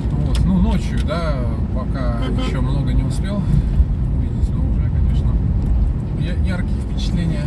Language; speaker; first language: Russian; native; Russian